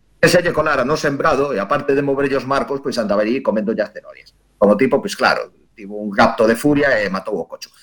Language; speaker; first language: Galician; native; Galician